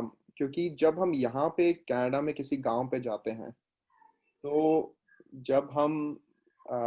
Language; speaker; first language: Hindi; native; Hindi